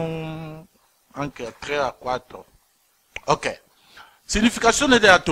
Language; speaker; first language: Italian; non-native, learner; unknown